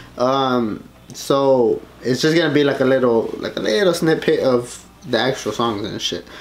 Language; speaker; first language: English; early bilingual, other home language; Spanish